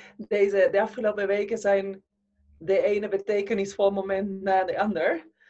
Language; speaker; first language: Dutch; non-native, fluent; Spanish